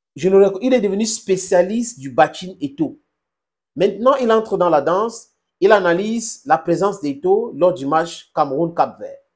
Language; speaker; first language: French; non-native, local second language; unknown